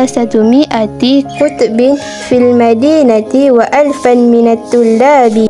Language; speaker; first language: Arabic; non-native, learner; Malay